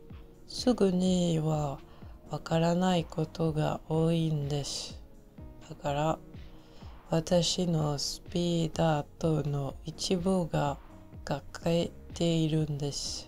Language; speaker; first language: Japanese; non-native, learner; French